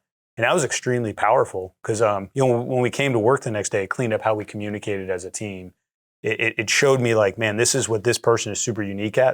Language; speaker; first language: English; native; English